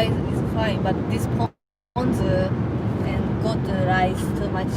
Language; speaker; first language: English; non-native, learner; Japanese